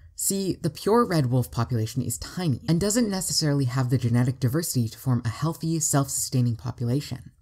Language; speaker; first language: English; native; English